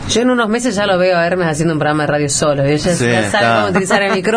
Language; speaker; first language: Spanish; native; Spanish